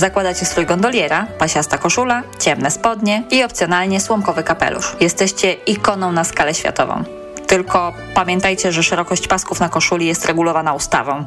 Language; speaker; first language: Polish; native; Polish